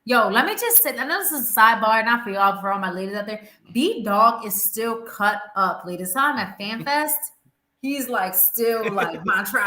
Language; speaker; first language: English; native; English